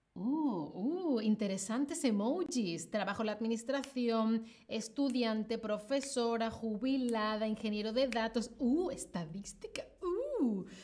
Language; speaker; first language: Spanish; native; Spanish